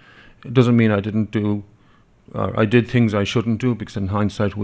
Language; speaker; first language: English; non-native, local second language; Irish